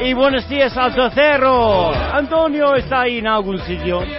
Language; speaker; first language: Spanish; non-native, fluent; English